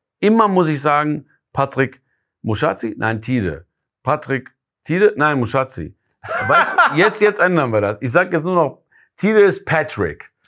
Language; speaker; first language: German; early bilingual, other home language; Persian